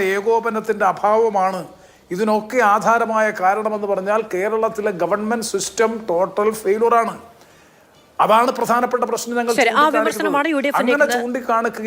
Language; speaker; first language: Malayalam; native; Malayalam